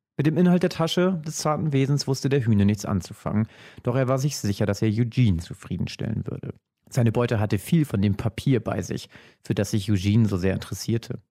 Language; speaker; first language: German; native; German